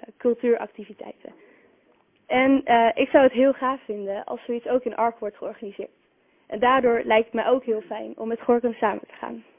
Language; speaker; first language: Dutch; native; Dutch